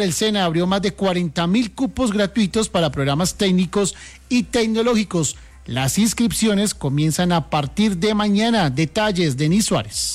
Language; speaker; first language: Spanish; native; Spanish